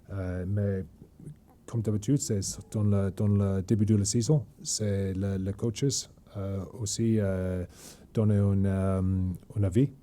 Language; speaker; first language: French; non-native, learner; English